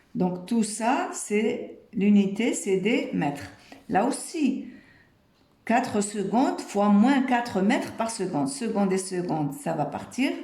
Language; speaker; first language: French; non-native, local second language; Arabic